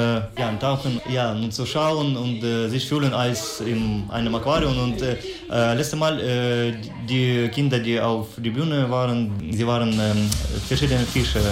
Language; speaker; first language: German; non-native, learner; Ukrainian